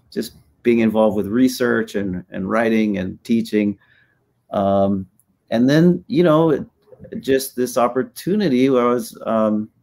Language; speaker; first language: English; native; English